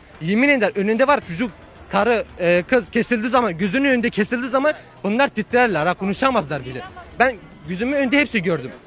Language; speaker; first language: Turkish; early bilingual, heritage; Turkish